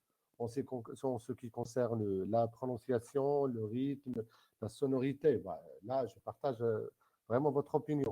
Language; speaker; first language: French; non-native, local second language; Arabic